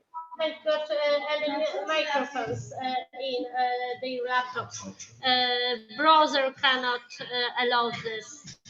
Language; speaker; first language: English; non-native, fluent; Polish